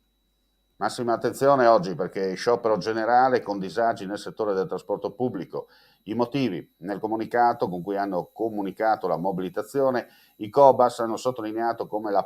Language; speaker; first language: Italian; native; Italian